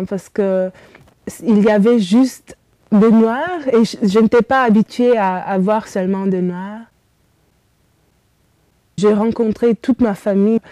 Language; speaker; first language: French; early bilingual, heritage; Romanian